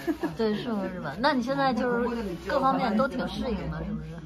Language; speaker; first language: Chinese; native; Chinese